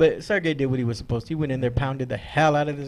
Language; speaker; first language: English; native; English